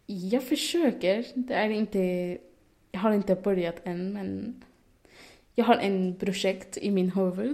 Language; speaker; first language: Swedish; non-native, fluent; Arabic